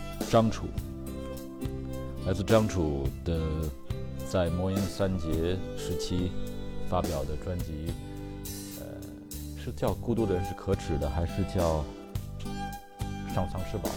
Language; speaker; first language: Chinese; native; Chinese